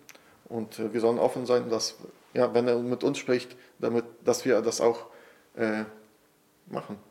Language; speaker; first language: German; non-native, fluent; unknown